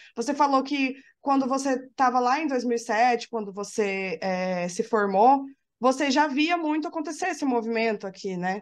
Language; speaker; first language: Portuguese; native; Portuguese